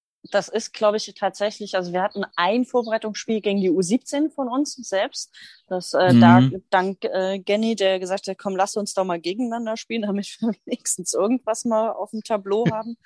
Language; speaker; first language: German; native; German